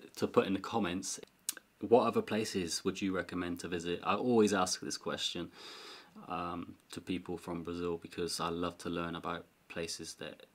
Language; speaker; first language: English; native; English